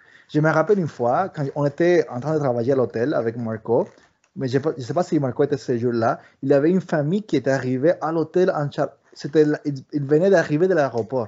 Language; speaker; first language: French; early bilingual, other home language; Spanish